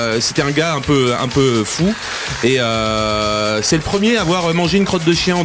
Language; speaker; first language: French; native; French